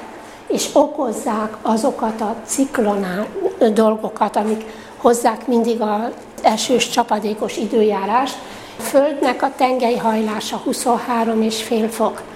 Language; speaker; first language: Hungarian; native; Hungarian